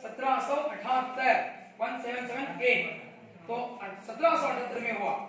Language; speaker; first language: Hindi; non-native, local second language; Kannada